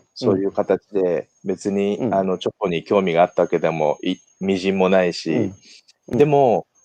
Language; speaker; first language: Japanese; native; Japanese